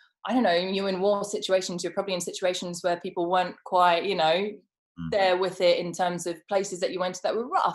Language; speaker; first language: English; native; English